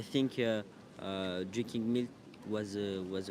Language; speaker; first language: English; non-native, learner; French